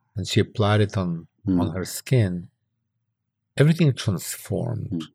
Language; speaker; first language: English; early bilingual, other home language; Russian